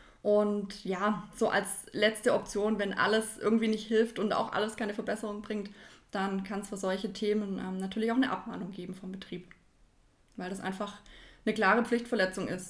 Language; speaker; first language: German; native; German